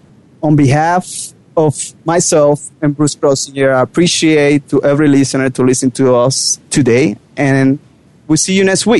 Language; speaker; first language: English; non-native, fluent; Spanish